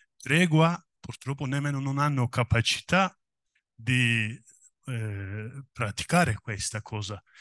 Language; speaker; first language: Italian; non-native, learner; Kurdish